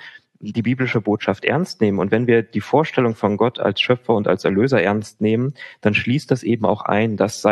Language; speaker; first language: German; native; German